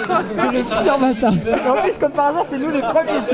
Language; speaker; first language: French; native; French